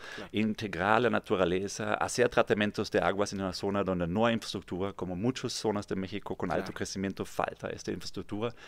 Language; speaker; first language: Spanish; non-native, fluent; German